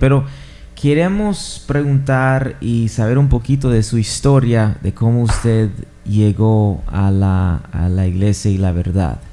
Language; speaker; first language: Spanish; non-native, fluent; English